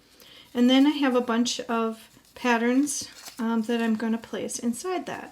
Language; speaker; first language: English; native; English